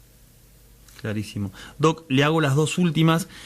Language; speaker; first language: Spanish; native; Spanish